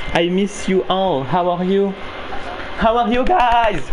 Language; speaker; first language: English; non-native, fluent; French